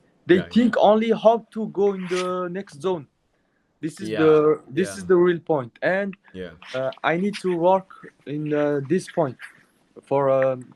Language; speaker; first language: English; non-native, learner; Mongolian